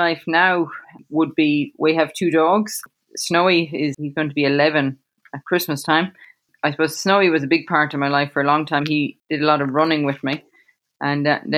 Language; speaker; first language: English; native; English